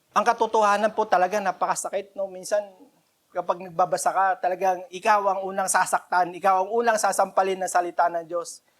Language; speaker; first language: Filipino; non-native, local second language; Cebuano